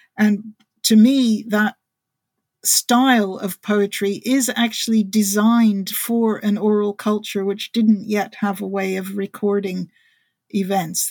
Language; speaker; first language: English; native; English